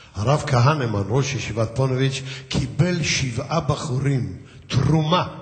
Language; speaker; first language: Hebrew; early bilingual, other home language; Yiddish